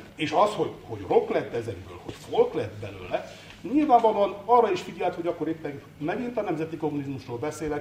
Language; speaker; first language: Hungarian; native; Hungarian